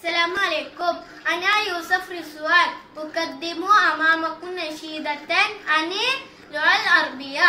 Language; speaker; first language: Arabic; non-native, learner; Malayalam